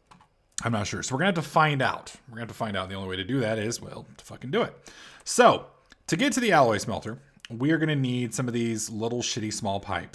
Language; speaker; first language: English; native; English